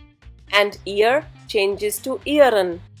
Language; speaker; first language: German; non-native, fluent; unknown